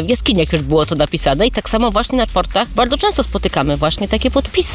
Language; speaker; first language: Polish; native; Polish